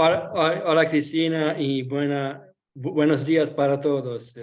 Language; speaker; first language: Spanish; non-native, learner; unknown